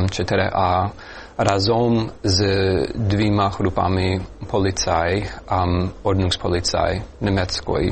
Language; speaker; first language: Ukrainian; non-native, fluent; English